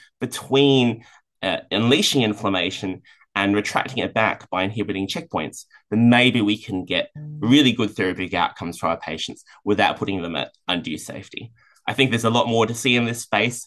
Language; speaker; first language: English; native; English